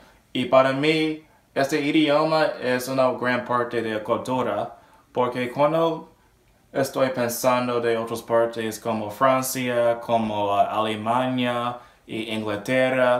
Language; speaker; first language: Spanish; non-native, learner; English